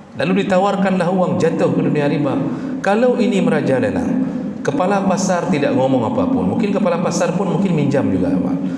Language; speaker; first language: Malay; non-native, local second language; Achinese